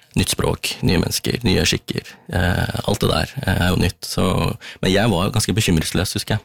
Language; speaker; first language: Norwegian; early bilingual, other home language; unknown